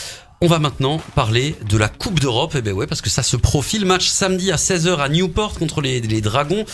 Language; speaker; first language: French; native; French